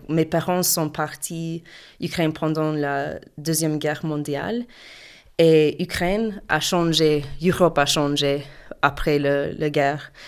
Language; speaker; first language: French; non-native, fluent; English